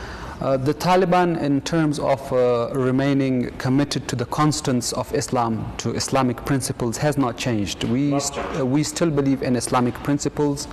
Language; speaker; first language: English; non-native, fluent; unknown